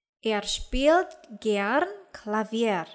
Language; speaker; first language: German; non-native, fluent; Indonesian